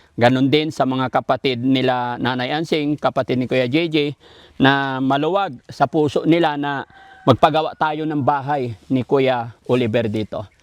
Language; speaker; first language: Filipino; native; Filipino